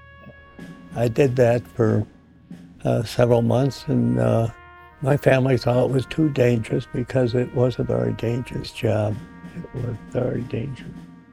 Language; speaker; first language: English; native; English